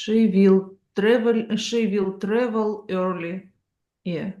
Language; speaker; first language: English; non-native, learner; Russian